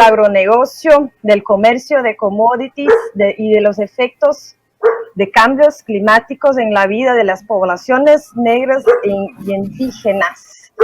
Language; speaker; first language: Spanish; non-native, fluent; Portuguese